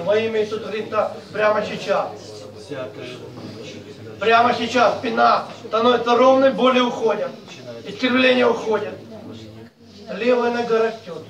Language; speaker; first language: Russian; native; Russian